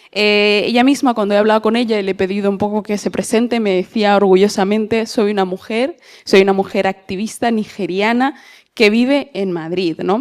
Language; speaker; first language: Spanish; native; Spanish